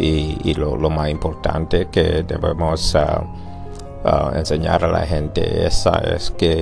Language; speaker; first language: Spanish; non-native, learner; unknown